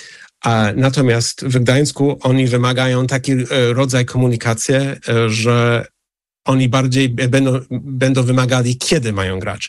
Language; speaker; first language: Polish; non-native, fluent; English